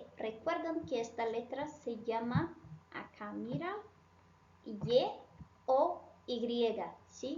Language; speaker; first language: Spanish; non-native, fluent; Portuguese